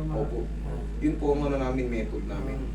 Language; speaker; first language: Filipino; native; Filipino